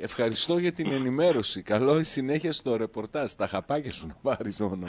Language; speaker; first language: Greek; native; Greek